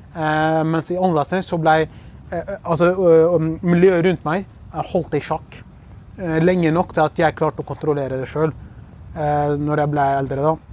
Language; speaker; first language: Norwegian; early bilingual, other home language; Kurdish